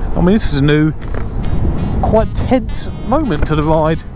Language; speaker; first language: English; native; English